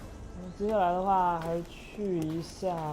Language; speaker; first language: Chinese; native; Chinese